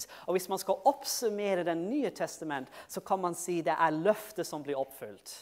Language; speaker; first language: Norwegian; non-native, fluent; English